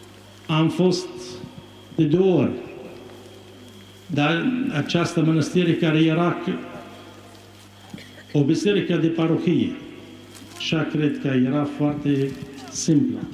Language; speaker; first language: Romanian; non-native, fluent; Arabic